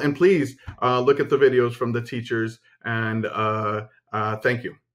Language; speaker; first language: English; early bilingual, other home language; Spanish